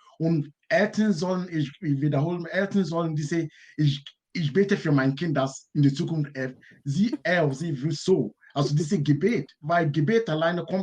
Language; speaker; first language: German; non-native, learner; Akan